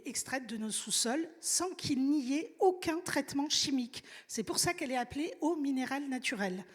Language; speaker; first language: French; native; French